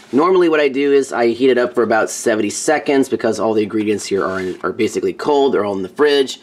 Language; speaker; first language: English; native; English